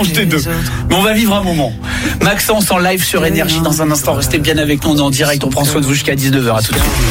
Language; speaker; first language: French; native; French